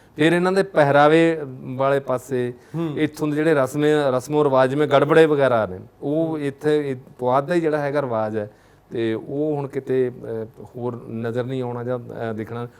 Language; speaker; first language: Punjabi; native; Punjabi